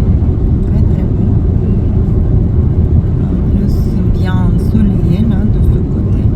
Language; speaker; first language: French; non-native, fluent; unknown